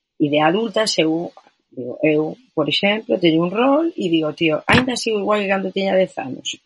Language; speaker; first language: Galician; non-native, local second language; Spanish